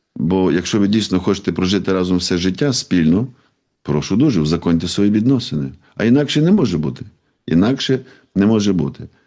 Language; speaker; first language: Ukrainian; native; Ukrainian